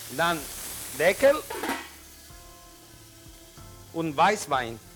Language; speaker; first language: German; non-native, learner; Italian